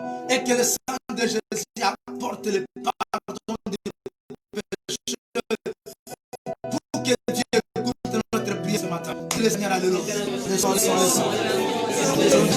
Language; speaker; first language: French; non-native, local second language; Lingala